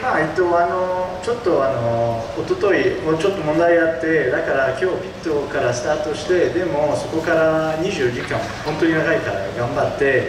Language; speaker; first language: Japanese; early bilingual, heritage; Japanese